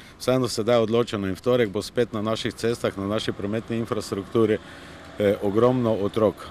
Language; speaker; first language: Slovenian; native; Slovenian